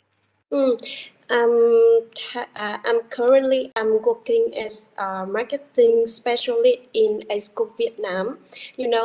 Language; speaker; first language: English; non-native, learner; Vietnamese